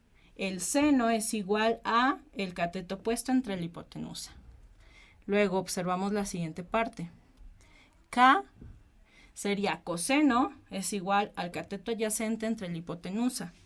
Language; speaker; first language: Spanish; native; Spanish